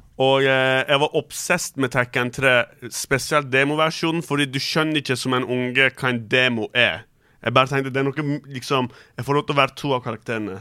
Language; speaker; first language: Norwegian; early bilingual, other home language; Turkish